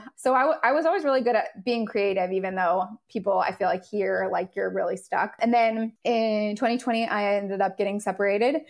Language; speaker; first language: English; native; English